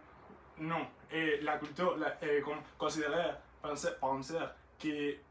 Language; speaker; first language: French; non-native, learner; Spanish